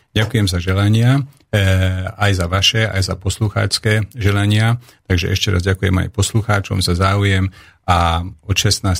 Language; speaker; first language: Slovak; non-native, local second language; Hungarian